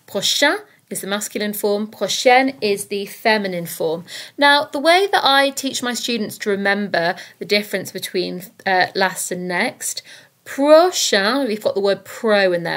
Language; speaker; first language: English; native; English